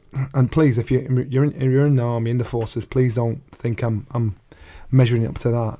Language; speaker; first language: English; native; English